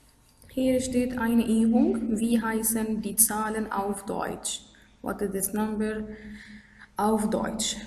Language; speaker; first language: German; non-native, fluent; Arabic